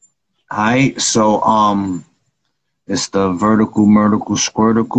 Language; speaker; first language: English; native; English